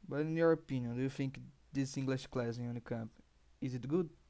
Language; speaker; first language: English; non-native, learner; Portuguese